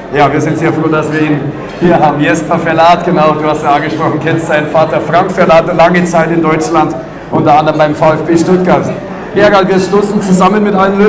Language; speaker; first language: German; native; German